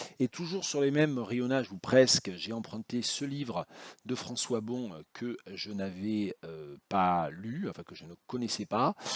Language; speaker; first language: French; native; French